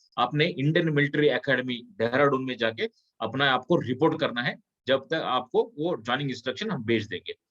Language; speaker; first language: Hindi; non-native, local second language; Kannada